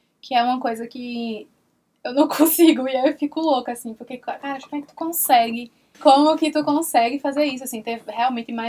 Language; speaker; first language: Portuguese; native; Portuguese